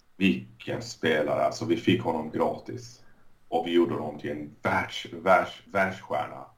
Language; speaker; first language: Swedish; early bilingual, other home language; Persian